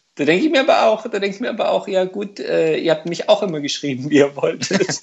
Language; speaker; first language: German; non-native, fluent; Hungarian